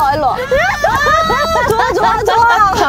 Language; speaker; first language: Korean; native; Korean